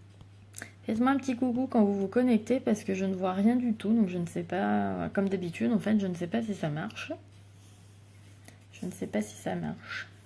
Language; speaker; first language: French; native; French